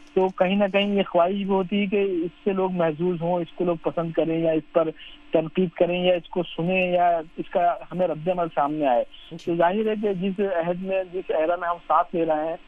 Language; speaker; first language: Urdu; native; Urdu